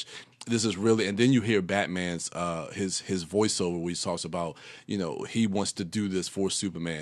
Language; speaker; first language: English; native; English